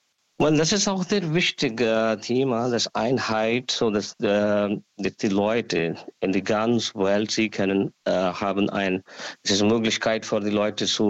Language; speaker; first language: German; non-native, learner; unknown